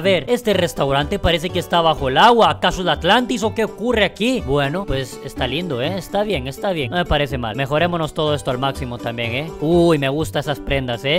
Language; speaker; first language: Spanish; native; Spanish